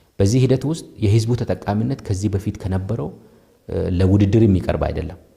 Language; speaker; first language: Amharic; non-native, local second language; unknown